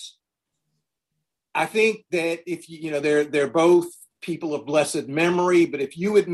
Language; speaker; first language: English; native; English